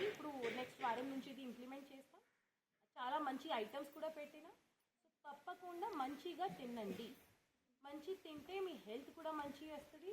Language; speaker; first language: Telugu; non-native, learner; Hindi